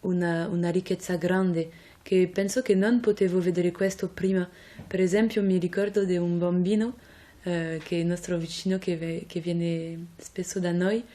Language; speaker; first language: Italian; non-native, fluent; French